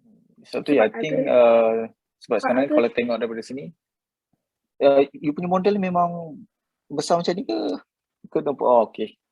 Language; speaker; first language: Malay; native; Malay